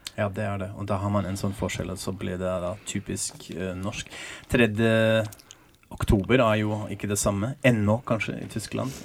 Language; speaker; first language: Norwegian; non-native, fluent; German